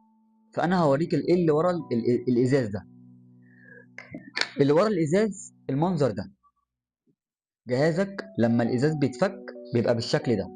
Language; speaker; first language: Arabic; native; Arabic